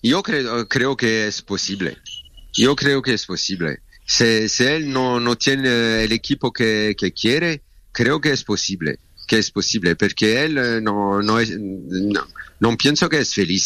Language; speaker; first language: Spanish; non-native, learner; French